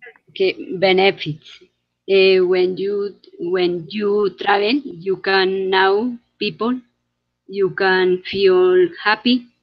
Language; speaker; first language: English; non-native, learner; Spanish